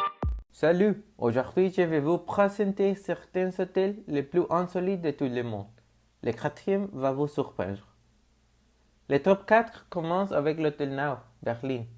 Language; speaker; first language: French; non-native, learner; Spanish